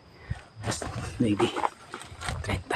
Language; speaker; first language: English; non-native, local second language; Filipino